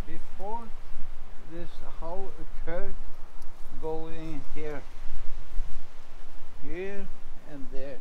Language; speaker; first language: English; non-native, learner; Norwegian